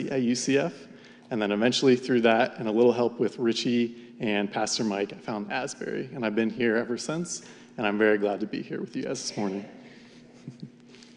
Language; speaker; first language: English; native; English